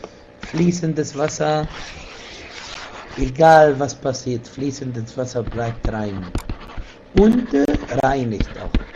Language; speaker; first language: German; non-native, fluent; Arabic